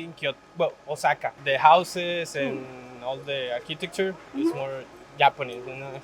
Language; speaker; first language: English; non-native, learner; Spanish